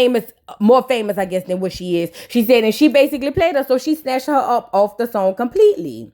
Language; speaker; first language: English; native; English